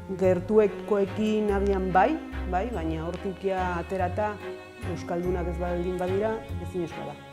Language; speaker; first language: Basque; non-native, local second language; Spanish